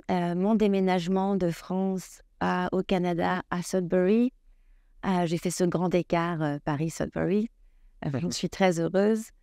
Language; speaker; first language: French; native; French